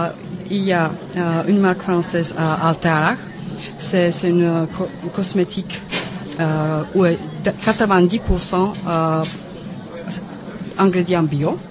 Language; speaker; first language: French; non-native, learner; Czech